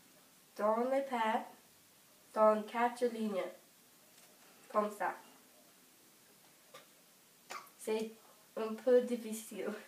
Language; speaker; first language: French; non-native, learner; English